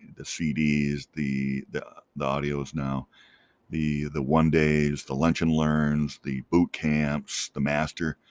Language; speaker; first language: English; native; English